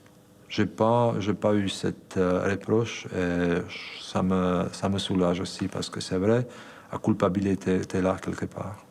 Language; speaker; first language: French; non-native, fluent; Slovak